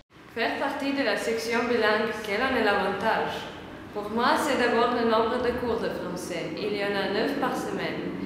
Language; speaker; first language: French; non-native, fluent; Croatian